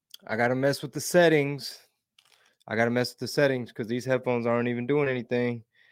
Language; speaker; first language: English; early bilingual, other home language; Spanish